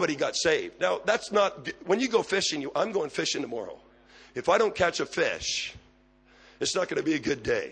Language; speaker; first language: English; native; English